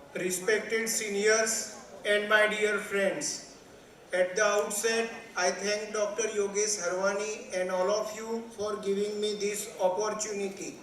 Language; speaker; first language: English; non-native, local second language; Gujarati